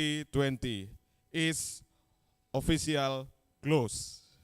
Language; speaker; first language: English; non-native, learner; Indonesian